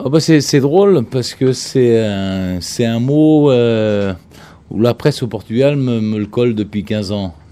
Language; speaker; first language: French; early bilingual, other home language; Portuguese